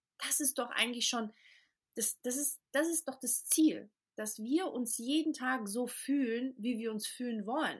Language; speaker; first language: German; early bilingual, other home language; Portuguese